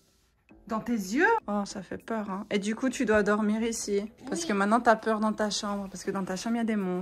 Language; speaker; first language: French; native; French